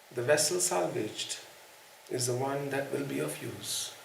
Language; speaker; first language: English; non-native, local second language; Hindi